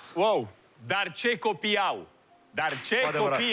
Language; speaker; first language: Romanian; native; Romanian